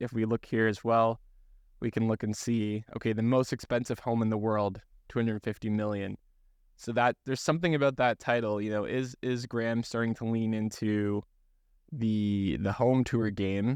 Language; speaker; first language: English; native; English